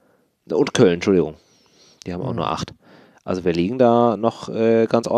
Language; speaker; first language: German; native; German